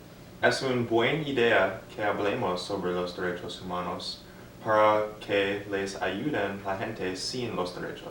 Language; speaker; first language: Spanish; non-native, learner; English